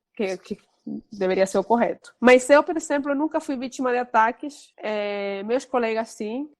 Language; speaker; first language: Portuguese; non-native, fluent; Spanish